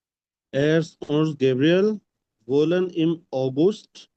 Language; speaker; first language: German; non-native, learner; Urdu